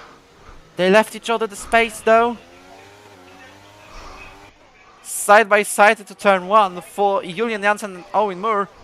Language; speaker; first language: English; non-native, fluent; Polish